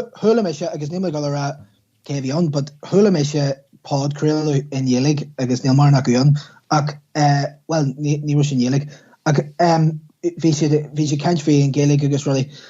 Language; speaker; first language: Irish; non-native, local second language; English